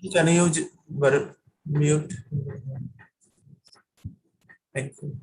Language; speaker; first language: English; non-native, local second language; Hindi